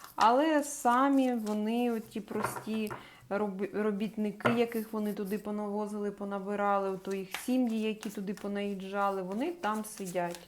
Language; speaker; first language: Ukrainian; non-native, local second language; Russian